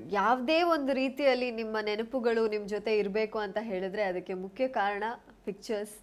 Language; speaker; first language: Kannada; non-native, local second language; Kodava